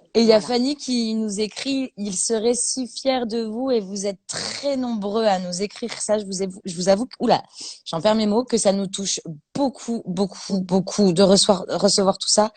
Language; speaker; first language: French; native; French